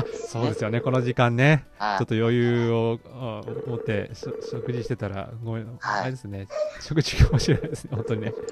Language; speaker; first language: Japanese; native; Japanese